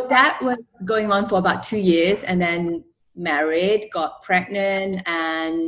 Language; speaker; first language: English; non-native, local second language; Chinese